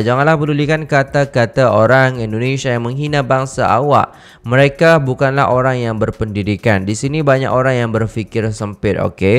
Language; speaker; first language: Indonesian; native; Indonesian